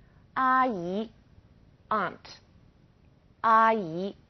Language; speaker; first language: Chinese; non-native, fluent; English